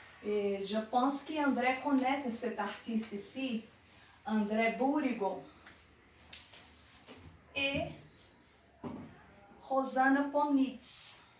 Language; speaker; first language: French; non-native, learner; Portuguese